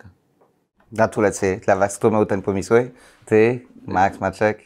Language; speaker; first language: Polish; non-native, learner; French